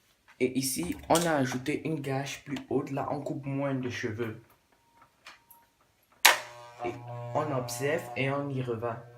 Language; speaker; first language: French; non-native, local second language; English